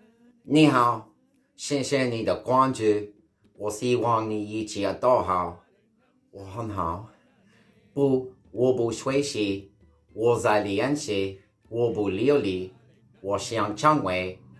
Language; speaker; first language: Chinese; non-native, learner; English